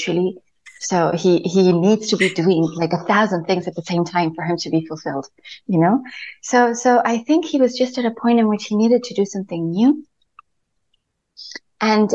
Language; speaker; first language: English; non-native, fluent; Spanish